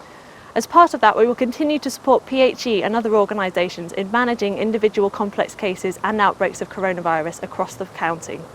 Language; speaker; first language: English; native; English